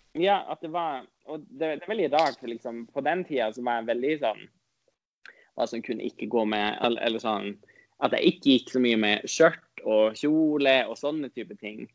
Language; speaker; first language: Norwegian; non-native, local second language; Northern Sami